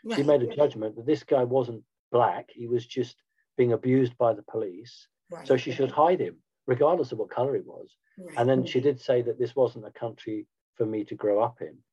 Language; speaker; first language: English; native; English